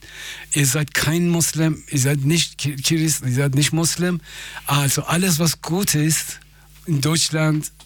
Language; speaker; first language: German; non-native, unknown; Persian